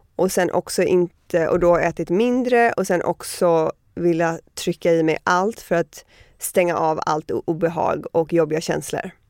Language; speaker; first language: Swedish; early bilingual, heritage; Swedish